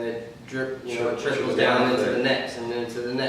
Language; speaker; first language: English; native; English